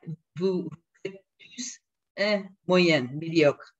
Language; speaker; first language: French; non-native, fluent; English